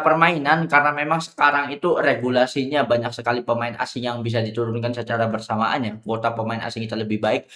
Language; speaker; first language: Indonesian; native; Indonesian